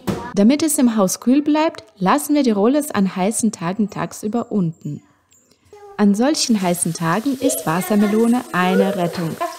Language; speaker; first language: German; non-native, fluent; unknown